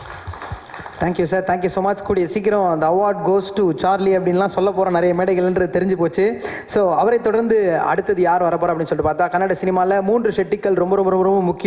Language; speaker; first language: Tamil; native; Tamil